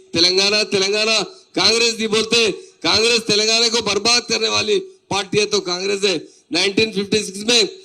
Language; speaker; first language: Hindi; non-native, local second language; Urdu